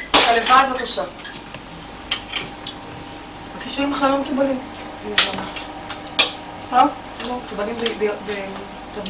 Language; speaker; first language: Hebrew; non-native, fluent; Portuguese